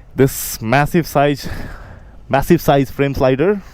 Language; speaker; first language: English; non-native, local second language; Bangla